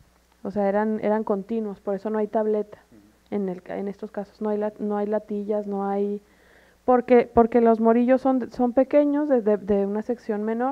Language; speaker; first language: Spanish; native; Spanish